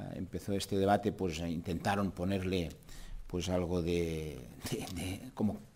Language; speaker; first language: Spanish; non-native, local second language; Catalan